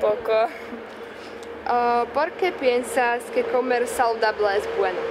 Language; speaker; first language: Spanish; non-native, learner; Slovak